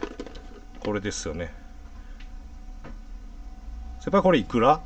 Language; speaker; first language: Japanese; native; Japanese